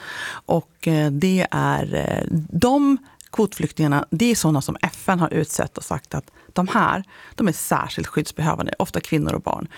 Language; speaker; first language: Swedish; native; Swedish